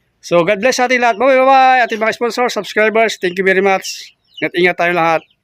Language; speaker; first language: Filipino; native; Filipino